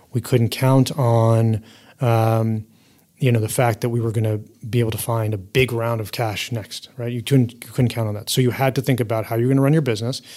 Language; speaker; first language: English; native; English